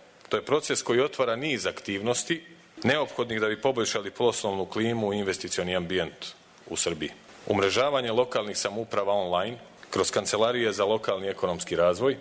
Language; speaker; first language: Serbian; native; Serbian